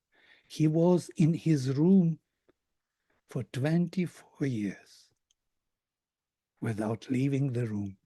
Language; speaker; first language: English; non-native, fluent; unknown